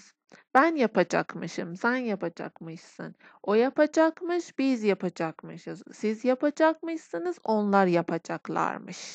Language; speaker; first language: Turkish; non-native, fluent; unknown